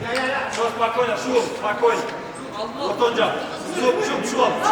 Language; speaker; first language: Russian; non-native, local second language; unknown